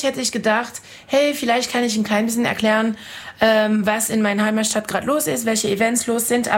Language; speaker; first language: German; non-native, fluent; French